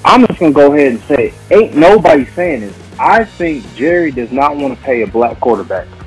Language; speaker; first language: English; native; English